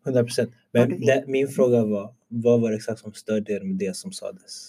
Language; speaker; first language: Swedish; early bilingual, other home language; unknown